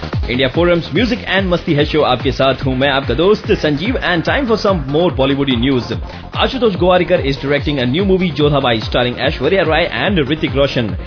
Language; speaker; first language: Hindi; native; Hindi